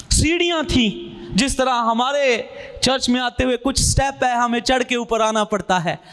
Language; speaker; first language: Urdu; non-native, local second language; Punjabi